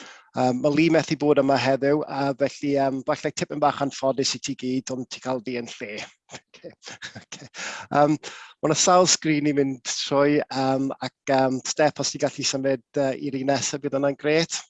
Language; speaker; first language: Welsh; non-native, local second language; English